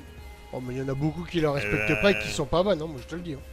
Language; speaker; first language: French; native; French